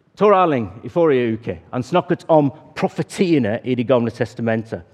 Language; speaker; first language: Norwegian; non-native, fluent; English